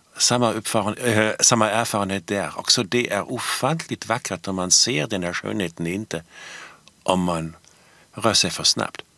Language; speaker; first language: Swedish; non-native, fluent; German